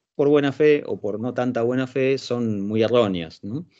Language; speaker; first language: Spanish; native; Spanish